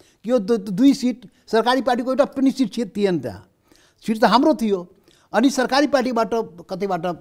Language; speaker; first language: Nepali; non-native, local second language; Maithili